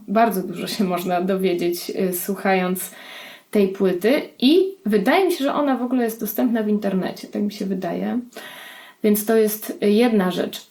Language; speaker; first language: Polish; native; Polish